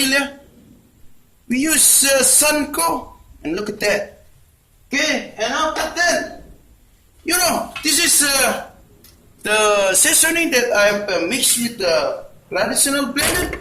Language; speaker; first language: English; non-native, learner; Indonesian